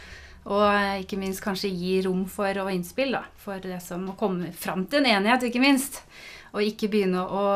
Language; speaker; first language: Norwegian; native; Norwegian